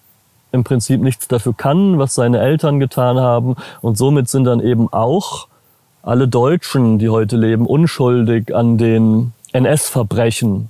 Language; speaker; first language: German; native; German